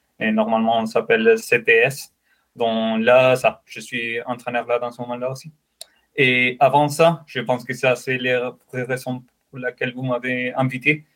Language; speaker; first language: French; non-native, fluent; Spanish